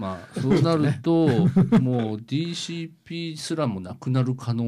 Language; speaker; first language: Japanese; native; Japanese